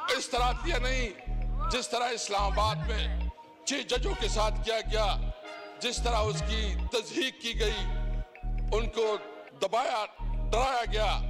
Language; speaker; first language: Urdu; non-native, local second language; Pashto